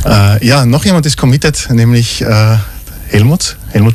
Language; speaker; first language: German; native; German